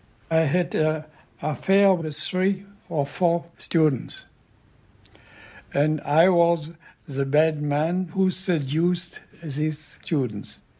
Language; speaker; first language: English; non-native, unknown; German